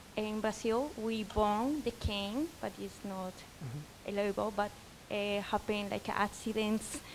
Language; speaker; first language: English; non-native, fluent; Spanish